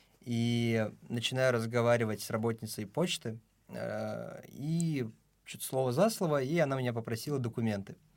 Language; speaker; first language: Russian; non-native, local second language; Tajik